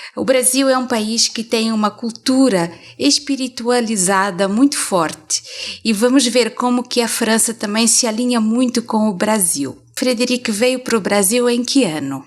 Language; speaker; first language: Portuguese; native; Portuguese